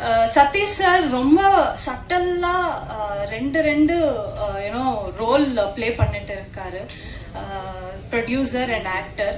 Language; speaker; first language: Tamil; non-native, learner; Kannada